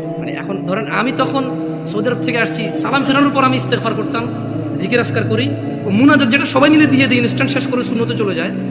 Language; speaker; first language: Bangla; early bilingual, heritage; Bangla